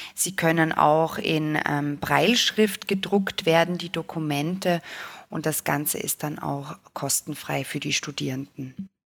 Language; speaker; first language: German; native; German